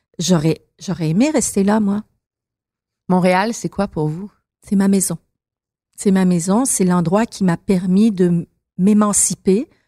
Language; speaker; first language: French; early bilingual, other home language; Persian